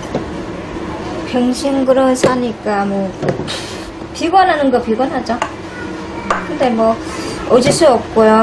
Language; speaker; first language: Korean; non-native, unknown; Vietnamese